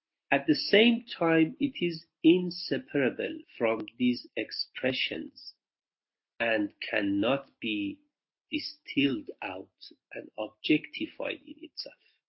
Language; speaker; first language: English; non-native, fluent; Persian